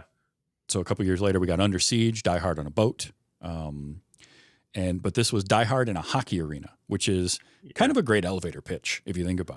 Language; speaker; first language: English; native; English